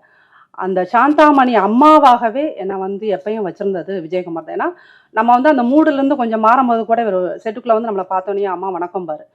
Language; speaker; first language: Tamil; native; Tamil